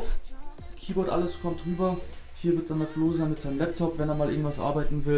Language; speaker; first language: German; native; German